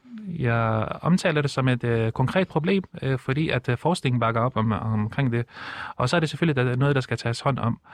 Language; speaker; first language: Danish; early bilingual, other home language; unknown